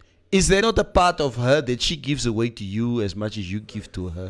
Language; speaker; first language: English; non-native, local second language; Afrikaans